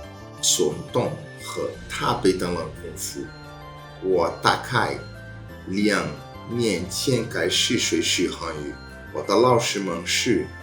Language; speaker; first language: Chinese; non-native, learner; Portuguese